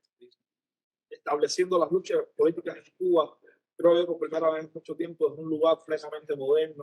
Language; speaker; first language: Spanish; native; Spanish